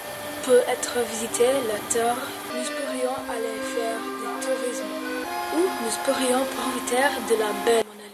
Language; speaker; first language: French; non-native, learner; English